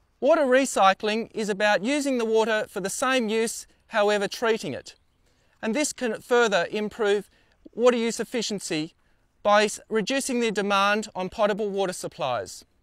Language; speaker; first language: English; native; English